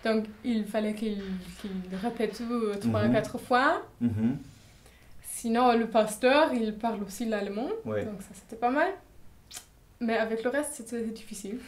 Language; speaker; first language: French; non-native, fluent; German